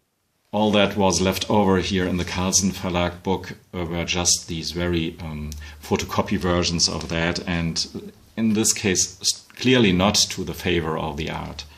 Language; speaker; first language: English; non-native, fluent; German